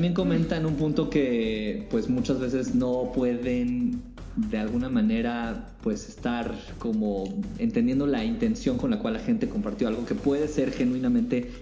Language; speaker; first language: Spanish; native; Spanish